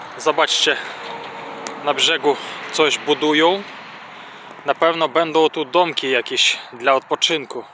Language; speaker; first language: Polish; non-native, fluent; Russian